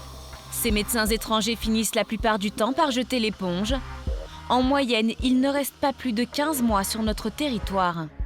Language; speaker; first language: French; native; French